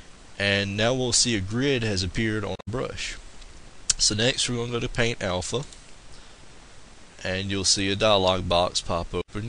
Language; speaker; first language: English; native; English